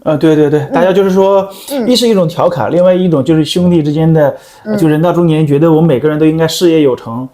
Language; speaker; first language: Chinese; native; Chinese